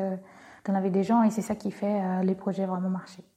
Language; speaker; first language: French; non-native, fluent; Portuguese